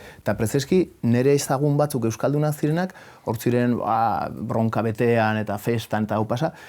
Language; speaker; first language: Basque; non-native, local second language; Spanish